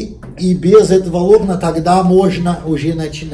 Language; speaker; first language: Russian; non-native, learner; Portuguese